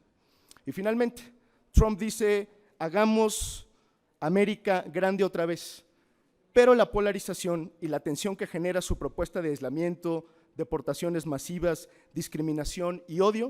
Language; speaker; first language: Spanish; native; Spanish